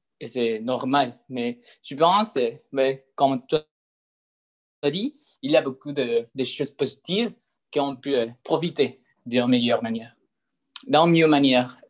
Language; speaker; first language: French; non-native, learner; Spanish